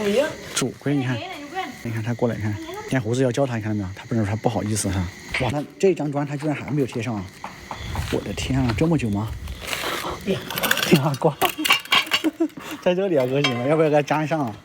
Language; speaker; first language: Chinese; native; Chinese